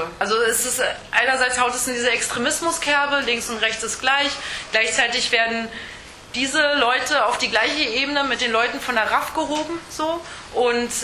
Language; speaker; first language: German; native; German